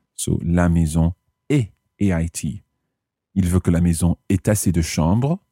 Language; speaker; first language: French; non-native, fluent; English